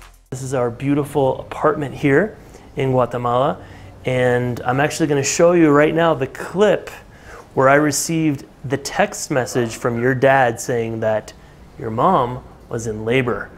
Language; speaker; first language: English; native; English